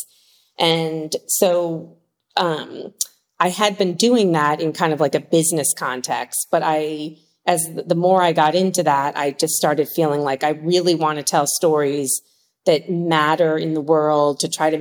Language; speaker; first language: English; native; English